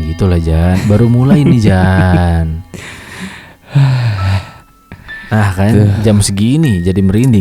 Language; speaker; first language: Indonesian; native; Indonesian